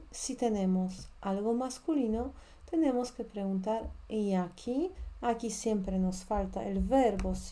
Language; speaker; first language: Spanish; non-native, fluent; Polish